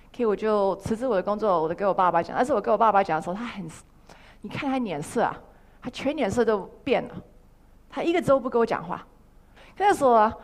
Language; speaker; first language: Chinese; early bilingual, heritage; Chinese